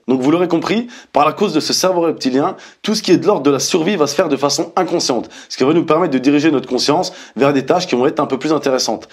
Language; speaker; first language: French; native; French